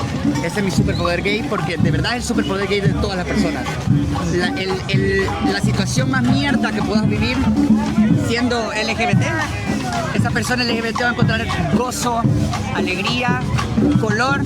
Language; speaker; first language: Spanish; native; Spanish